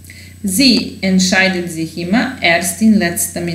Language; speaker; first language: German; non-native, fluent; Serbian